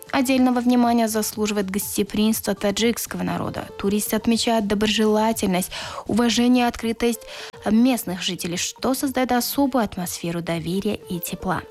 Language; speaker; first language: Russian; non-native, local second language; Tajik